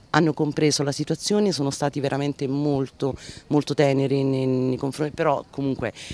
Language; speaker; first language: Italian; native; Italian